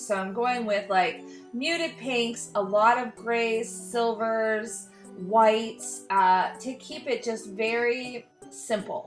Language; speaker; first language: English; native; English